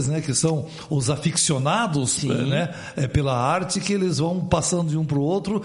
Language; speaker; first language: Portuguese; native; Portuguese